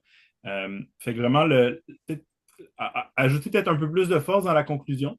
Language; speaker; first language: French; native; French